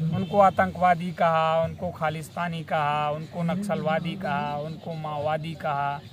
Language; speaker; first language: Hindi; native; Hindi